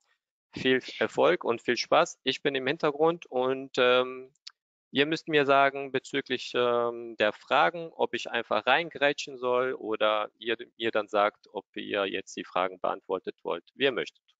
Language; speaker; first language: German; native; German